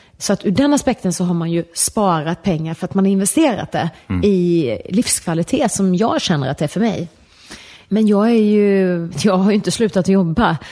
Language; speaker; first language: Swedish; native; Swedish